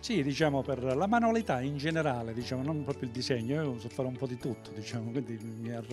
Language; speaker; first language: Italian; native; Italian